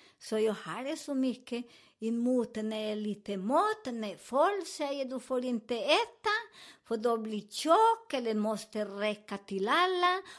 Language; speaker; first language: Swedish; non-native, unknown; Spanish